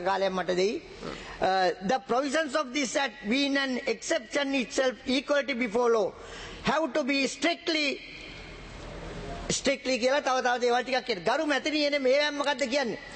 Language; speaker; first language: English; non-native, local second language; Sinhala